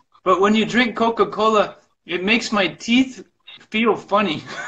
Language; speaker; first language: English; native; English